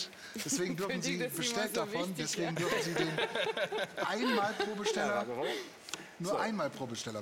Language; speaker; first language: German; native; German